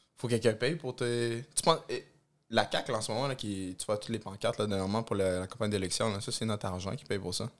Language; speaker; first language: French; early bilingual, other home language; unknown